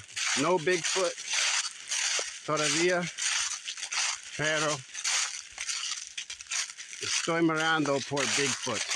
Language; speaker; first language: Spanish; non-native, learner; English